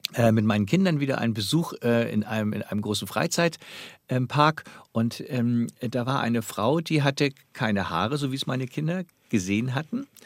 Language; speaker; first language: German; native; German